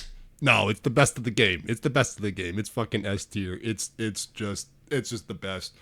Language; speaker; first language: English; native; English